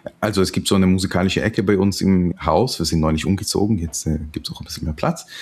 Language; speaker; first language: German; non-native, fluent; Hebrew